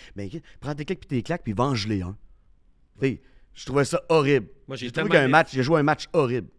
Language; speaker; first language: French; native; French